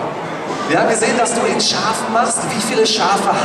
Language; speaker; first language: German; native; German